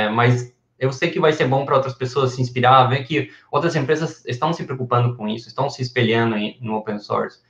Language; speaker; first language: Portuguese; non-native, fluent; Spanish